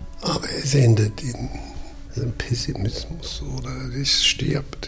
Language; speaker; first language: German; non-native, fluent; English